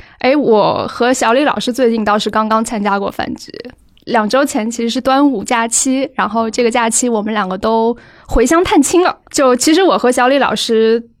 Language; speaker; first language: Chinese; native; Chinese